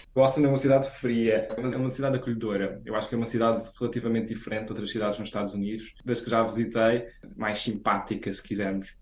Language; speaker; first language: Portuguese; native; Portuguese